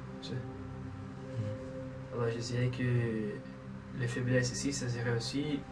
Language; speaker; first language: French; non-native, fluent; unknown